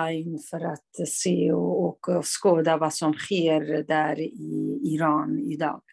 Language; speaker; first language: Swedish; non-native, fluent; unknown